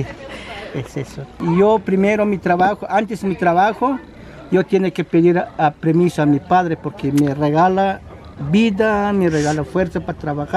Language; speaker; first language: Spanish; non-native, local second language; Kaqchikel